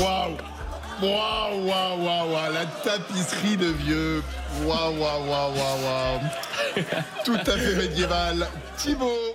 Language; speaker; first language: French; native; French